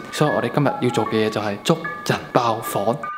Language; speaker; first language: Chinese; native; Chinese